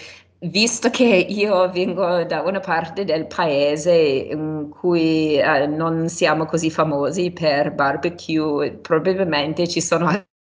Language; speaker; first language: Italian; non-native, fluent; English